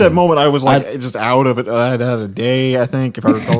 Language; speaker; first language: English; native; English